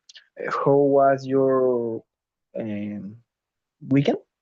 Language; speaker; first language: English; non-native, learner; Spanish